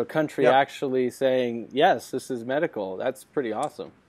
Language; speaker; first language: English; native; English